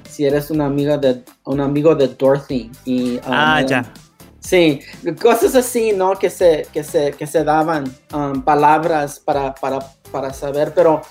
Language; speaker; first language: Spanish; non-native, learner; English